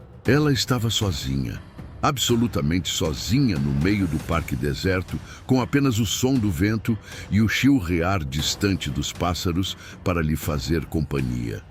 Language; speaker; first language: Portuguese; native; Portuguese